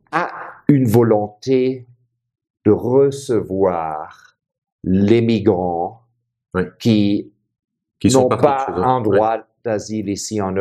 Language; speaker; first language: French; non-native, fluent; German